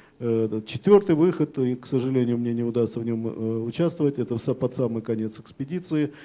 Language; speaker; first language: Russian; native; Russian